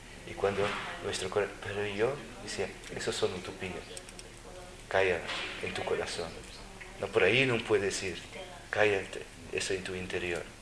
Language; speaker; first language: Spanish; native; Spanish